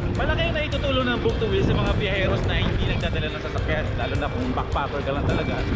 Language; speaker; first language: Filipino; non-native, local second language; Aklanon